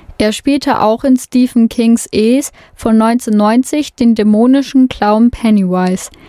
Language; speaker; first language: German; native; German